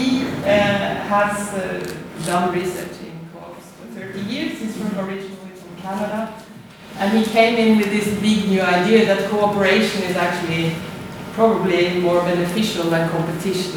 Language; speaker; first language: English; non-native, fluent; Norwegian